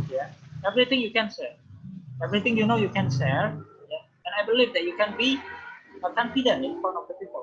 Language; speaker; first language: English; non-native, fluent; Indonesian